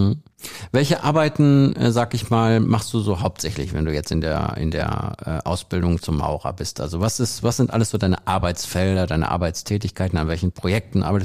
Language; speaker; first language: German; native; German